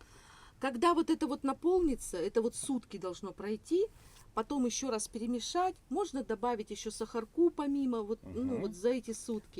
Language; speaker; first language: Russian; native; Russian